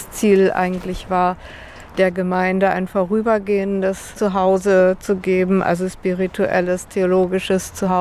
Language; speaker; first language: German; native; German